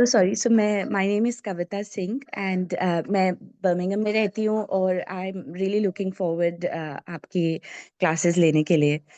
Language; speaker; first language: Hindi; early bilingual, heritage; English